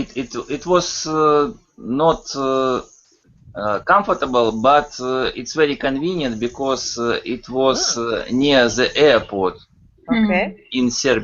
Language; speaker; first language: English; non-native, learner; Russian